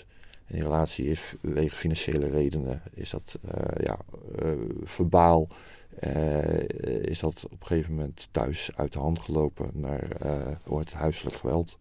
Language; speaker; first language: Dutch; native; Dutch